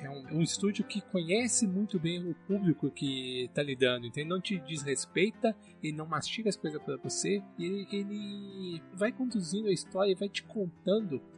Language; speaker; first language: Portuguese; native; Portuguese